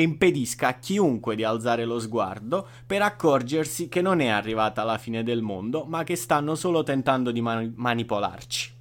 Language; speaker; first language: Italian; native; Italian